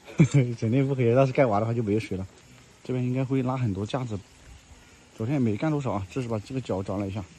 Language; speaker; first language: Chinese; native; Chinese